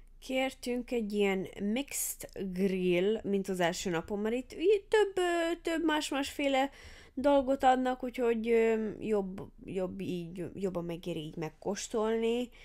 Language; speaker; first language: Hungarian; early bilingual, heritage; Hungarian